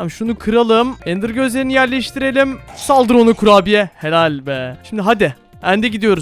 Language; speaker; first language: Turkish; native; Turkish